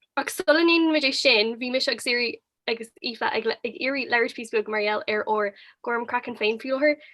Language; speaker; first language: Irish; non-native, local second language; English